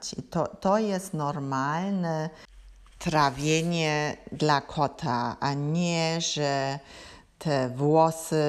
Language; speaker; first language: Polish; non-native, learner; German